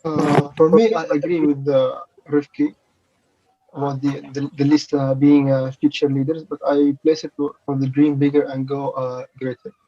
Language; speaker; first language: English; non-native, fluent; Malay